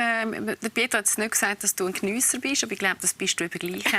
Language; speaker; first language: German; native; German